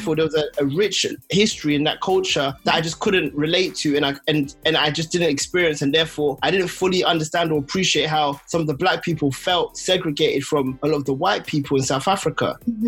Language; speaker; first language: English; native; English